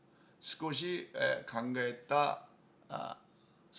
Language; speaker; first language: Japanese; non-native, fluent; Korean